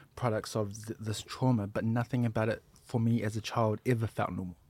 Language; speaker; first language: English; native; English